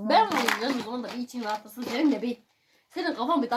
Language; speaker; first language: Turkish; native; Turkish